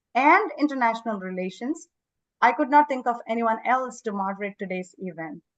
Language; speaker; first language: English; non-native, local second language; Kannada